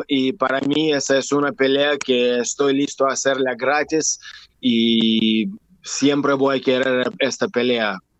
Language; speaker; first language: Spanish; non-native, learner; Russian